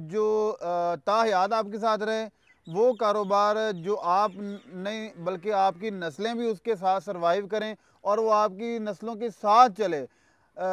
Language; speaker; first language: Urdu; non-native, local second language; Punjabi